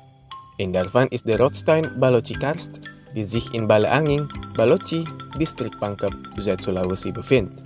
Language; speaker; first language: Dutch; non-native, fluent; Indonesian